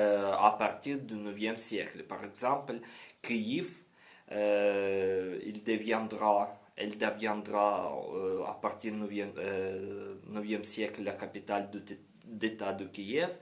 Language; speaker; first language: French; non-native, learner; Ukrainian